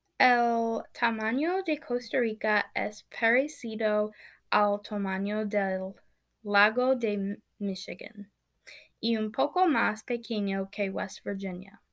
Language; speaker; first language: Spanish; non-native, learner; English